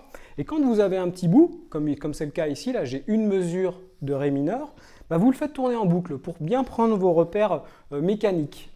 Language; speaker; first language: French; native; French